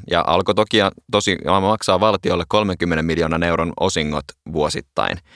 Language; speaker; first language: Finnish; native; Finnish